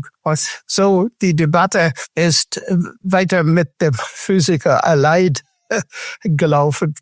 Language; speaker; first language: German; non-native, fluent; English